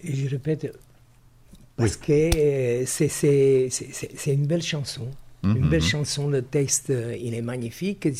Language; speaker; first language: French; non-native, fluent; Italian